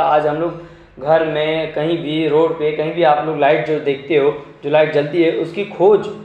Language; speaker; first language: Hindi; non-native, local second language; Marathi